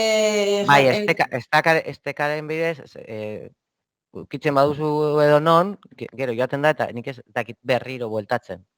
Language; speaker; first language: Basque; non-native, local second language; Spanish